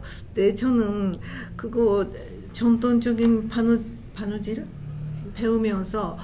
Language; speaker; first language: Korean; non-native, fluent; Japanese